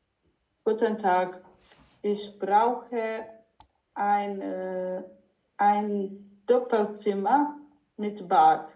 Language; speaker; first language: German; non-native, learner; Croatian